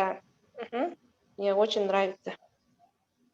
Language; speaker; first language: Russian; non-native, local second language; Kazakh